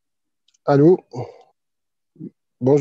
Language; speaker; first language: French; non-native, local second language; Arabic